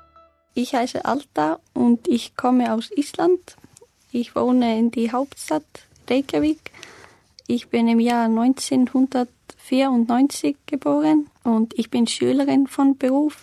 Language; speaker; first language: German; non-native, learner; Icelandic